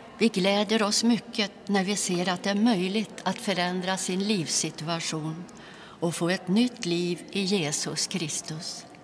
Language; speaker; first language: Swedish; native; Swedish